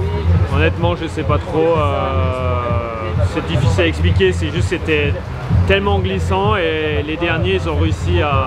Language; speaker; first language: French; native; French